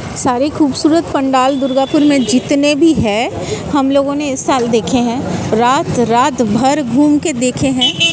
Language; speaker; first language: Hindi; non-native, local second language; Bangla